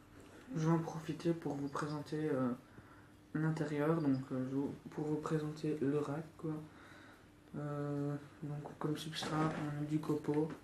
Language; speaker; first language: French; native; French